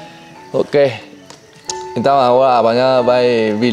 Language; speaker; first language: Portuguese; non-native, learner; Vietnamese